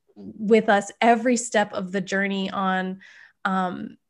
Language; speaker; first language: English; native; English